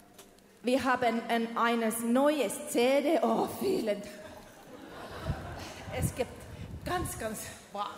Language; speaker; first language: German; non-native, learner; Finnish